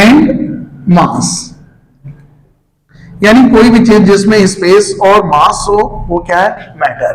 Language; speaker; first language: Hindi; native; Hindi